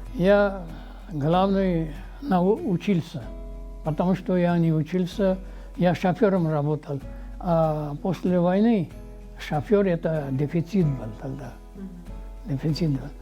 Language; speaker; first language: Russian; non-native, local second language; Armenian